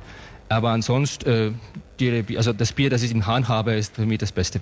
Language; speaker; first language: German; non-native, fluent; Spanish